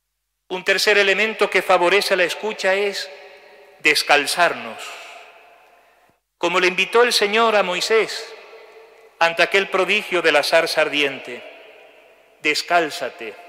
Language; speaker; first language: Spanish; native; Spanish